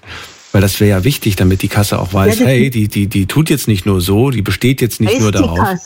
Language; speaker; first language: German; native; German